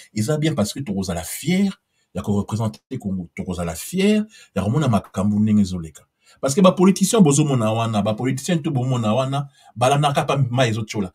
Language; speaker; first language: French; non-native, local second language; Lingala